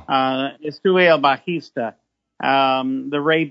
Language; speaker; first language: Spanish; non-native, fluent; English